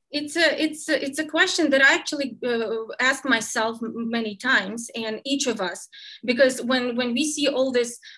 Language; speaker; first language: English; non-native, fluent; Ukrainian